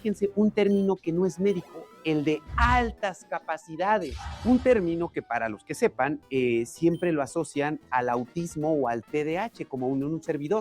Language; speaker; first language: Spanish; native; Spanish